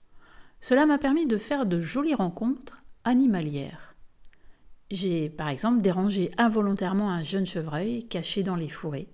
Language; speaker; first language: French; native; French